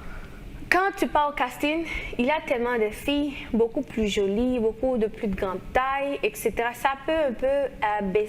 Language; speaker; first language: French; non-native, local second language; Haitian Creole